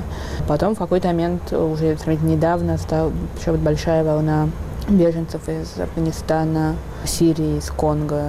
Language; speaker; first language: Russian; native; Russian